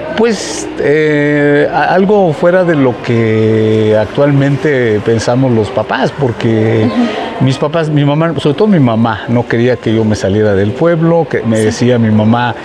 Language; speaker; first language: Spanish; non-native, local second language; Zapotec